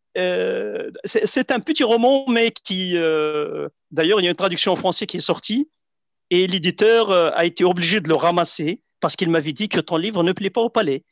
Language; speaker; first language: French; non-native, local second language; Central Atlas Tamazight